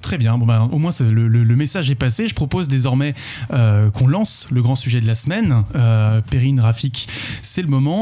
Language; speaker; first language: French; native; French